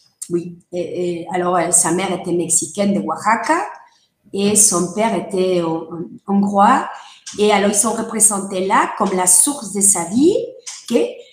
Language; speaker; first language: French; non-native, fluent; Spanish